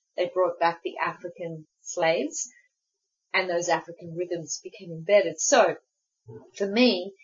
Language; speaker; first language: English; early bilingual, other home language; Spanish